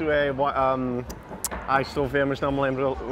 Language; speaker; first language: Portuguese; native; Portuguese